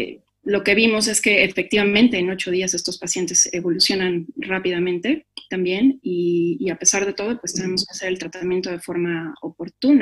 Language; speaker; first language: Spanish; native; Spanish